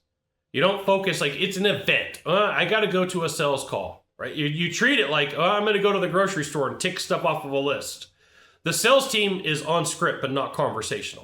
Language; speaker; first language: English; native; English